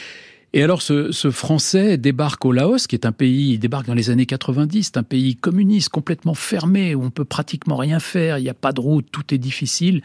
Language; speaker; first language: French; native; French